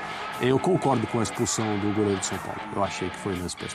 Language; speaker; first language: Portuguese; native; Portuguese